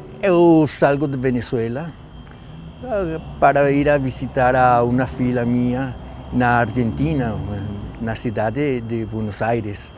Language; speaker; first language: Portuguese; non-native, learner; Spanish